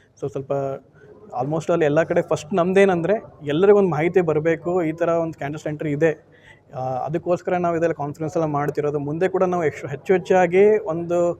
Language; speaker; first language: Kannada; native; Kannada